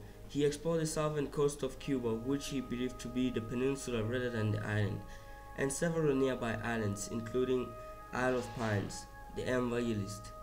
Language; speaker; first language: English; non-native, fluent; Southern Sotho